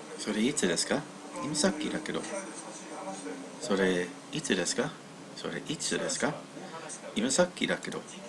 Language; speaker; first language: Japanese; non-native, learner; English